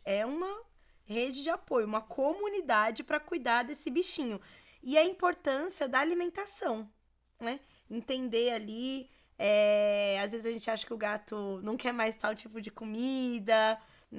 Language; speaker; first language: Portuguese; native; Portuguese